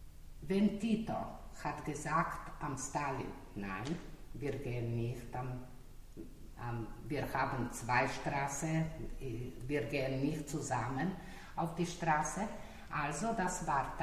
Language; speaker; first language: German; non-native, learner; Slovenian